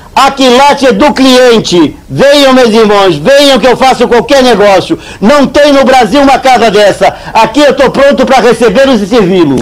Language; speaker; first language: Portuguese; non-native, fluent; Arabic